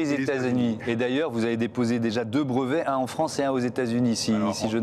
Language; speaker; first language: French; native; French